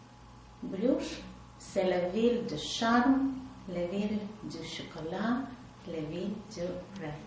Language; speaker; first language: French; non-native, learner; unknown